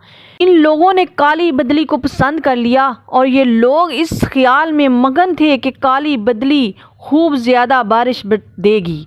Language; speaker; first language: Urdu; native; Urdu